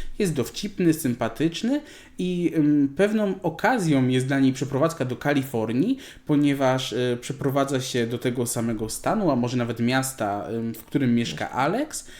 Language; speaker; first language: Polish; native; Polish